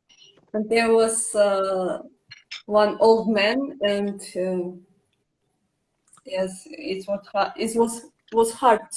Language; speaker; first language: English; non-native, learner; Russian